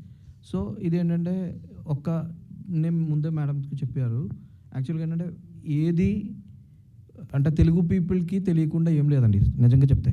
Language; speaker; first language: Telugu; non-native, local second language; Malayalam